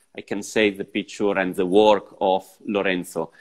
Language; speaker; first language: English; non-native, fluent; Italian